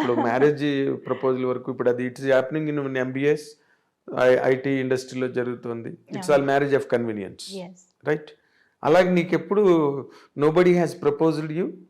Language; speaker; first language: Telugu; native; Telugu